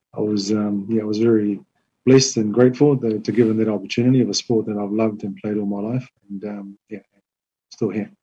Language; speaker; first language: English; native; English